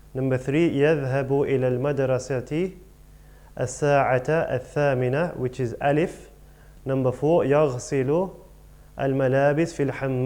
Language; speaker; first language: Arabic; non-native, fluent; English